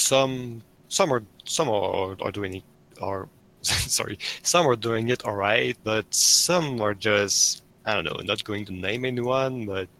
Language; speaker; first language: English; non-native, fluent; French